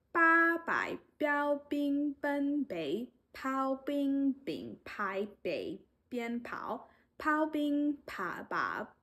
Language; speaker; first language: Chinese; non-native, learner; English